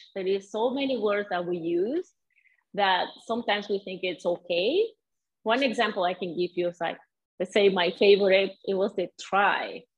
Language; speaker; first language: English; non-native, fluent; Spanish